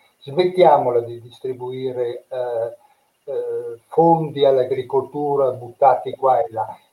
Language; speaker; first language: Italian; native; Italian